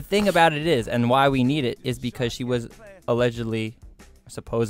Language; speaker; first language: English; native; English